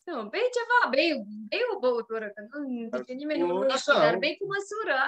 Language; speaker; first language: Romanian; native; Romanian